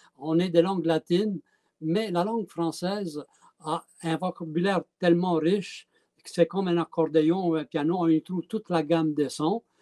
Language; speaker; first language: French; early bilingual, other home language; Italian